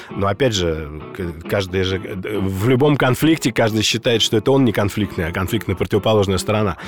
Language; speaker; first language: Russian; native; Russian